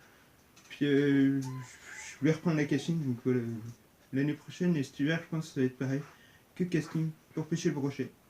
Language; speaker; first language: French; native; French